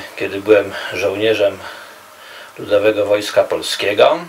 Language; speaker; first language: Polish; native; Polish